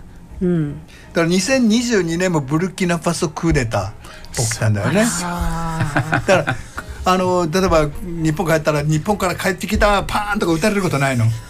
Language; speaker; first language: Japanese; native; Japanese